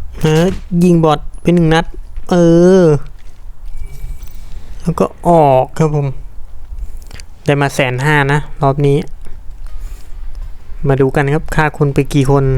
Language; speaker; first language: Thai; native; Thai